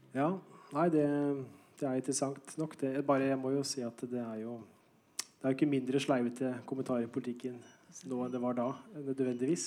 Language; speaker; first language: Norwegian; native; Norwegian